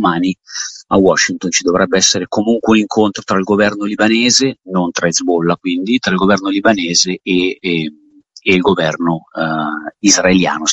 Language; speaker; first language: Italian; native; Italian